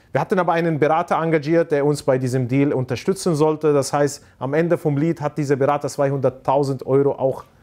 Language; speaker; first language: German; non-native, fluent; Arabic